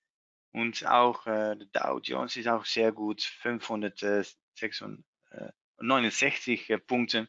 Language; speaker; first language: German; non-native, learner; Dutch